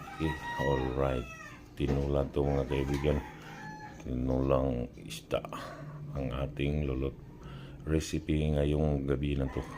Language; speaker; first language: Filipino; non-native, local second language; Cebuano